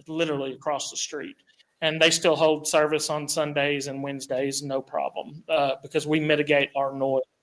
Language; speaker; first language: English; native; English